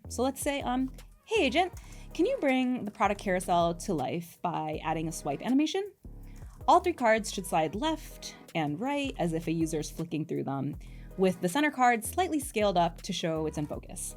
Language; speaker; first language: English; native; English